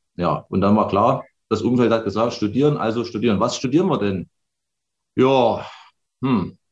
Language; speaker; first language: German; native; German